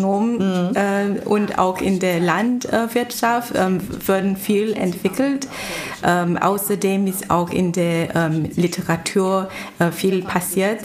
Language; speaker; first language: German; non-native, fluent; Chinese